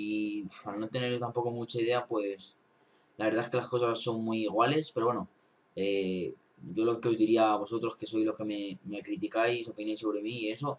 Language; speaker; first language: Spanish; native; Spanish